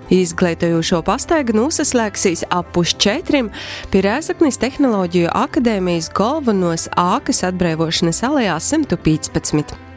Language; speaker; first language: Latvian; native; Latvian